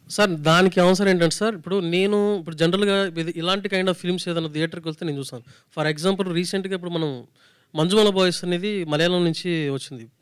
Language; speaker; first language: Telugu; native; Telugu